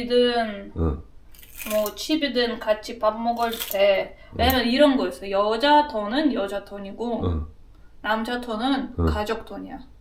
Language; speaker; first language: Korean; non-native, learner; Russian